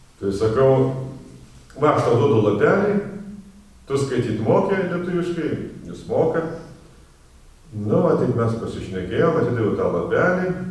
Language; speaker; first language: Lithuanian; non-native, fluent; Russian